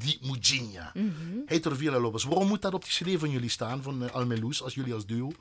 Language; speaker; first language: Dutch; native; Dutch